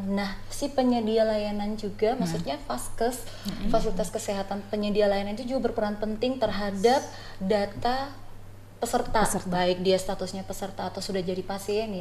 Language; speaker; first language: Indonesian; native; Indonesian